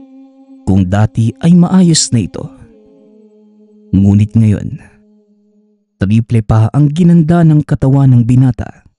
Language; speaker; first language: Filipino; native; Filipino